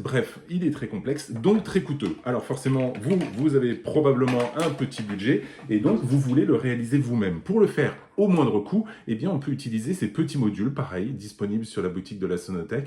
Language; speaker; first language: French; native; French